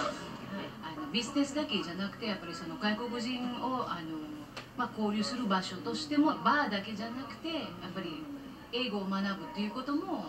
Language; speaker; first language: Japanese; non-native, fluent; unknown